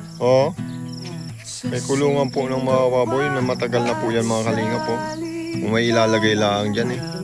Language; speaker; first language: Filipino; non-native, local second language; Bikol